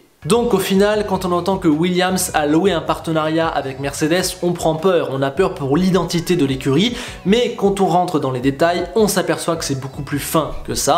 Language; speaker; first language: French; native; French